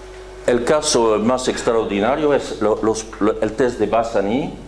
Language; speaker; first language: Spanish; non-native, fluent; French